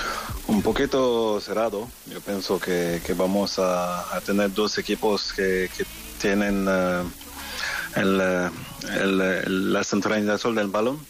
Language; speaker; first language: Spanish; non-native, learner; French